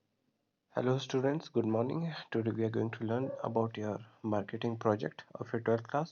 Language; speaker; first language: English; non-native, local second language; Hindi